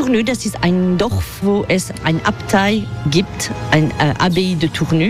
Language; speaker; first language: German; non-native, fluent; French